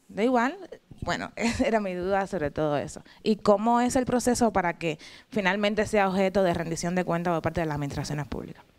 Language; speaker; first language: Spanish; native; Spanish